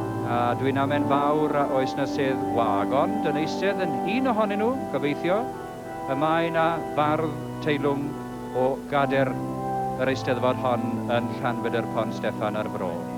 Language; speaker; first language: Welsh; native; Welsh